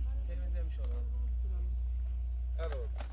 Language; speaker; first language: Turkish; native; Turkish